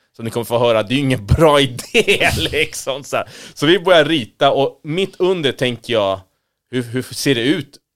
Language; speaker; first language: Swedish; early bilingual, other home language; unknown